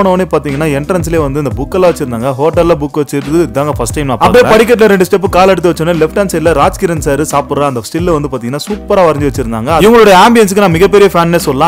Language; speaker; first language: Tamil; native; Tamil